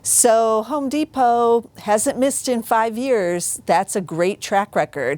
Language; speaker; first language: English; native; English